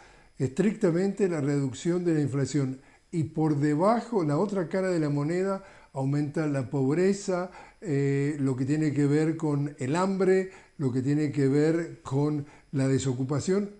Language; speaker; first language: Spanish; native; Spanish